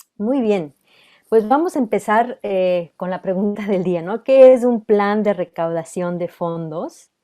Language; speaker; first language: Spanish; early bilingual, heritage; Spanish